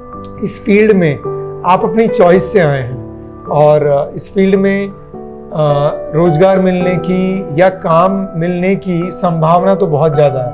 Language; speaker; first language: Hindi; native; Hindi